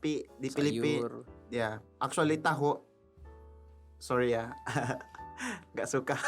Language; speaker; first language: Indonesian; non-native, learner; Tausug